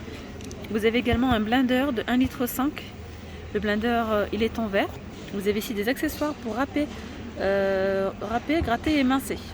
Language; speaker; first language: French; native; French